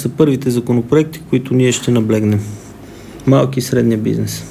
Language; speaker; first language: Bulgarian; native; Bulgarian